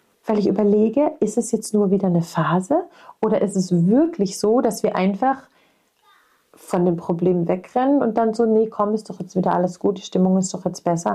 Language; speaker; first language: German; native; German